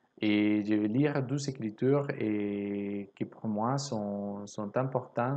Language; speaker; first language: French; non-native, fluent; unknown